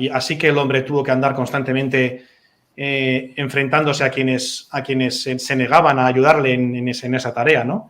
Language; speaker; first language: Spanish; native; Spanish